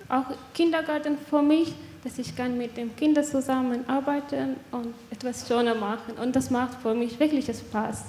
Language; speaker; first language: German; non-native, learner; Persian